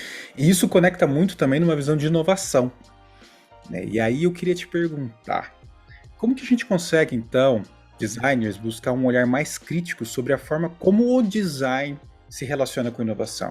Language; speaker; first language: Portuguese; native; Portuguese